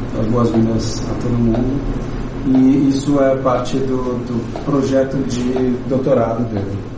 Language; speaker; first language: Portuguese; native; Portuguese